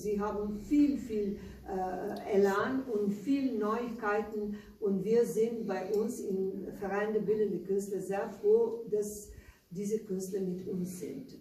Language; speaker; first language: German; non-native, learner; Slovenian